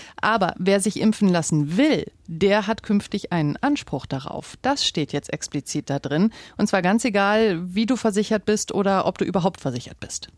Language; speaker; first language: German; native; German